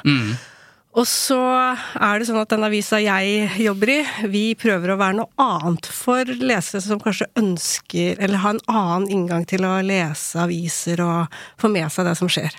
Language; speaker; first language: Norwegian; native; Norwegian